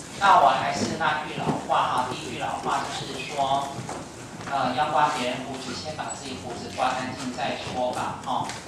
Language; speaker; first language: Chinese; native; Chinese